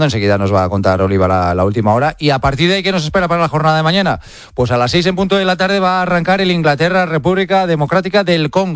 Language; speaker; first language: Spanish; native; Spanish